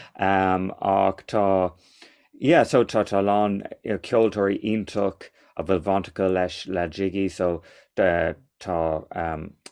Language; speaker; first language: Irish; non-native, local second language; English